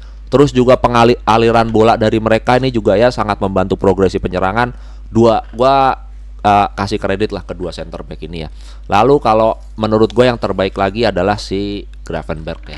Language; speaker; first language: Indonesian; native; Indonesian